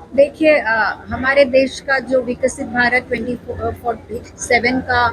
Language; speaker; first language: Hindi; non-native, local second language; Marathi